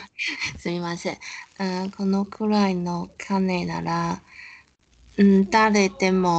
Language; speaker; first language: Japanese; non-native, learner; Chinese